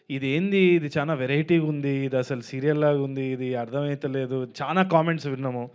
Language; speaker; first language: Telugu; native; Telugu